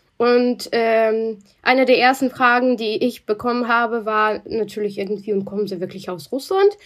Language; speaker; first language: German; non-native, fluent; Russian